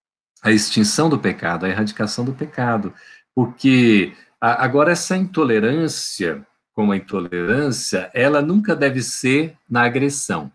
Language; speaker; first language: Portuguese; native; Portuguese